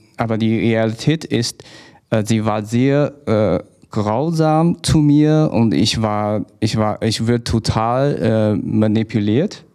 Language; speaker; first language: German; non-native, fluent; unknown